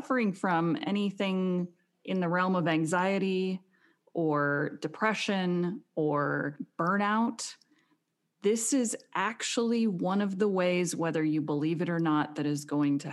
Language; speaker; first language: English; native; English